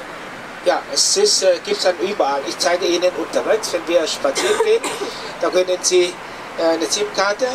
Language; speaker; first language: German; non-native, fluent; Vietnamese